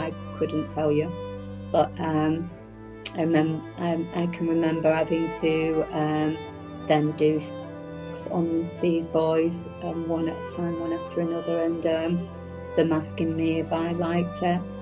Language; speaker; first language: English; native; English